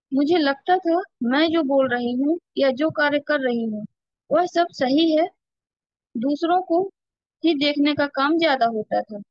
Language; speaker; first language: Hindi; native; Hindi